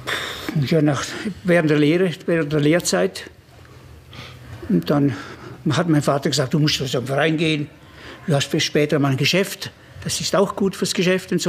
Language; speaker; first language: German; native; German